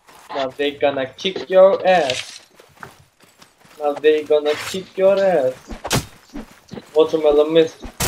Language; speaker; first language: English; non-native, learner; Turkish